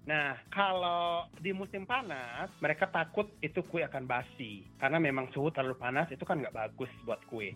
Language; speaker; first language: Indonesian; native; Indonesian